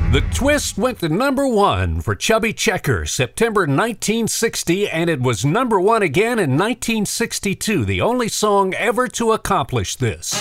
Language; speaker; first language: English; native; English